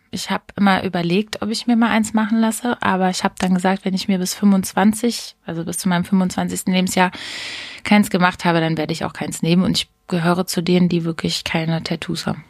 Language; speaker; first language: German; native; German